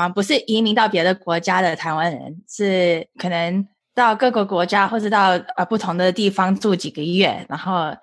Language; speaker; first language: Chinese; early bilingual, heritage; Chinese